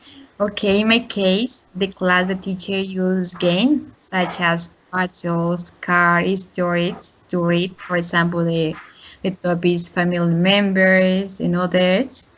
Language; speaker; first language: English; non-native, learner; Spanish